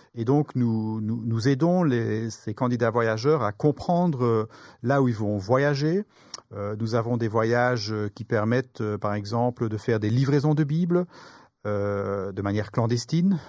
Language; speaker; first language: French; native; French